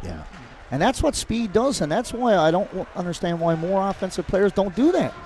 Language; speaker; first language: English; native; English